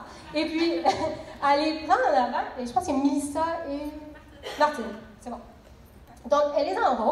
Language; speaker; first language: French; native; French